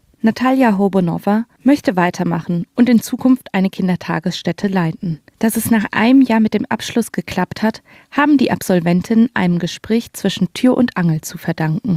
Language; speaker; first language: German; native; German